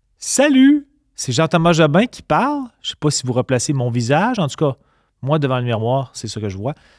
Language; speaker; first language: French; native; French